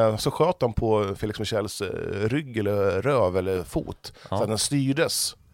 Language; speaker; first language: Swedish; native; Swedish